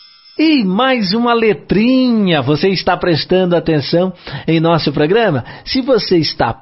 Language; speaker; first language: Portuguese; native; Portuguese